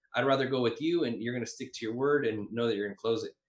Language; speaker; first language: English; native; English